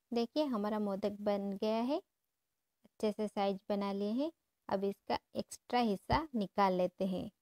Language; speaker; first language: Hindi; non-native, local second language; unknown